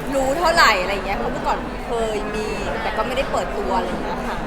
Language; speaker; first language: Thai; native; Thai